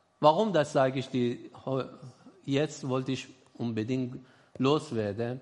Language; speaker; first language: German; non-native, learner; Persian